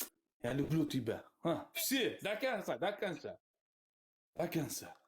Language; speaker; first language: Russian; non-native, learner; Uzbek